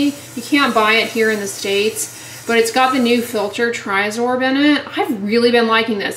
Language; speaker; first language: English; native; English